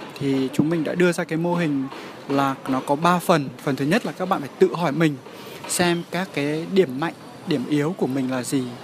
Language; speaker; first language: Vietnamese; early bilingual, heritage; Vietnamese